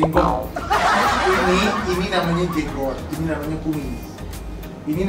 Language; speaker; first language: Indonesian; native; Indonesian